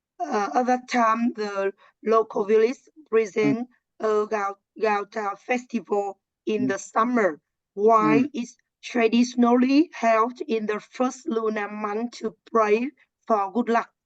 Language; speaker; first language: English; non-native, learner; Vietnamese